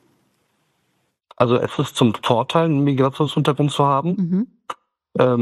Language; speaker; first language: German; early bilingual, other home language; Turkish